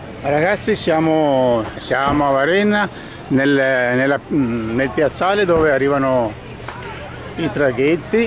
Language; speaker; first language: Italian; native; Italian